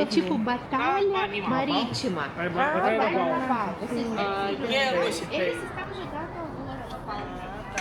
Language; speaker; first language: Portuguese; non-native, fluent; Russian